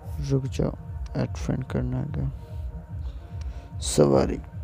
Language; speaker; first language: Hindi; non-native, local second language; Bangla